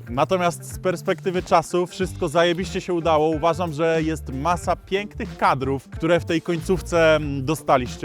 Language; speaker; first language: Polish; native; Polish